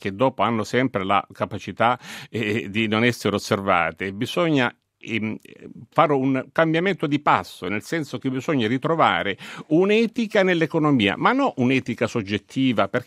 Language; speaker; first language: Italian; native; Italian